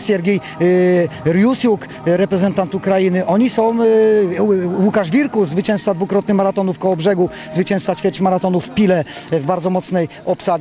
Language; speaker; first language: Polish; native; Polish